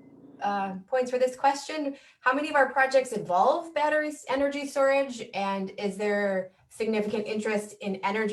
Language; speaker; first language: English; native; English